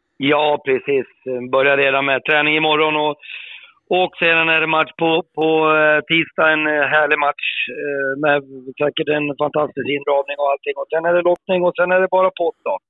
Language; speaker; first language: Swedish; native; Swedish